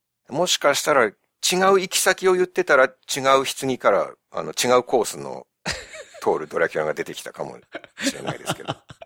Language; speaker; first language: Japanese; native; Japanese